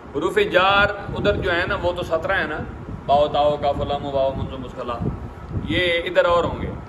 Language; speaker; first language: Urdu; non-native, local second language; Punjabi